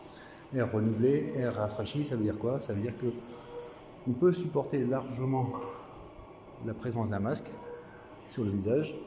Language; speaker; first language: French; native; French